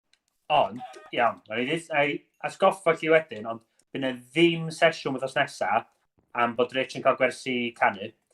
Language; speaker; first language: Welsh; native; Welsh